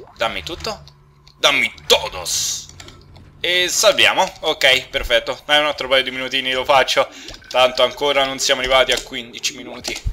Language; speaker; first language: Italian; native; Italian